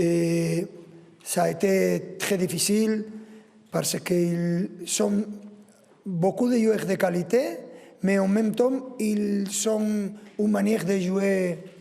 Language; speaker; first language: French; non-native, fluent; Spanish